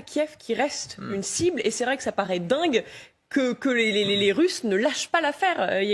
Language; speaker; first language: French; native; French